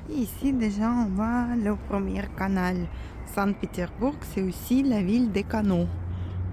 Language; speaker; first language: French; non-native, fluent; Russian